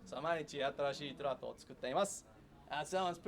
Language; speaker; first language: Japanese; non-native, learner; English